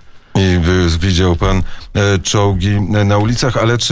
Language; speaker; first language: Polish; native; Polish